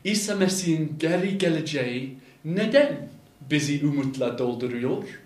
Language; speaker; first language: Turkish; non-native, fluent; English